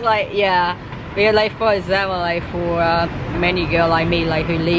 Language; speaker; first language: English; non-native, fluent; Vietnamese